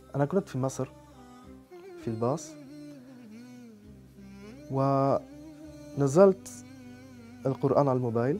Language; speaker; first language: Arabic; non-native, fluent; French